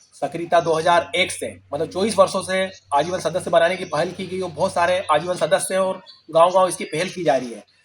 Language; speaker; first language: Hindi; non-native, local second language; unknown